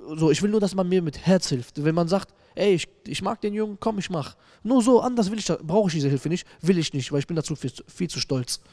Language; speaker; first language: German; native; German